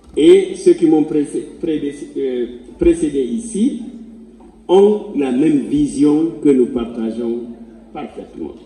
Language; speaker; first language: French; non-native, local second language; Fula